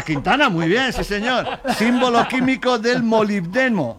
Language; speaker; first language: Spanish; native; Spanish